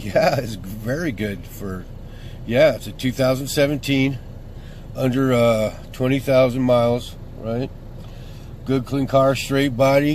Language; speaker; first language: English; native; English